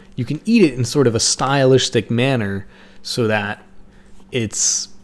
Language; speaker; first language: English; native; English